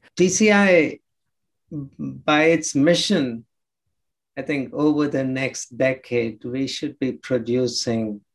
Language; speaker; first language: English; non-native, local second language; Telugu